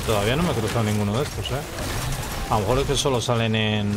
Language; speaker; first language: Spanish; native; Spanish